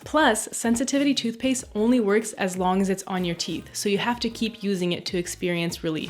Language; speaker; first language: English; native; English